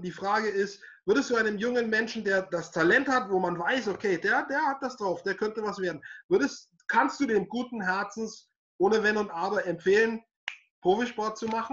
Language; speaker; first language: German; native; German